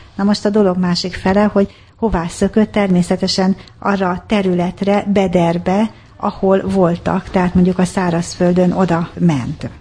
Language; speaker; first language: Hungarian; native; Hungarian